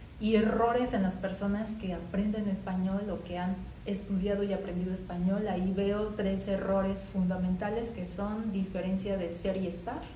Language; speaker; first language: Spanish; native; Spanish